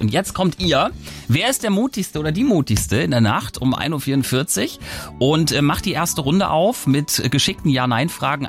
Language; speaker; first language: German; native; German